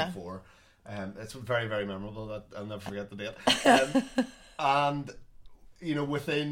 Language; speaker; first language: English; native; English